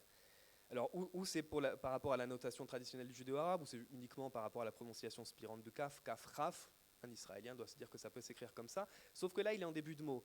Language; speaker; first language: French; native; French